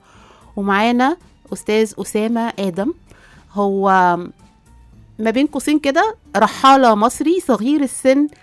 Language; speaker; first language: Arabic; native; Arabic